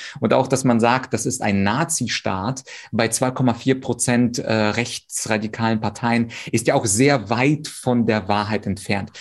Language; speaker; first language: German; early bilingual, other home language; Russian